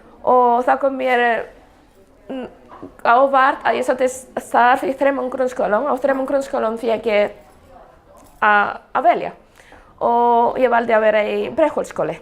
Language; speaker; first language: Icelandic; non-native, fluent; Spanish